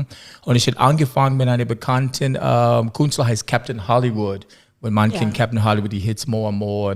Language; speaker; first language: German; non-native, learner; English